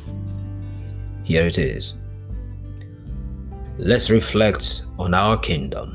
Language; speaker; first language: English; non-native, local second language; Esan